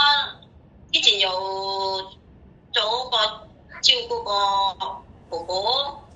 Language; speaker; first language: Cantonese; non-native, learner; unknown